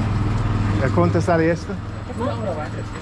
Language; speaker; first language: Spanish; non-native, learner; English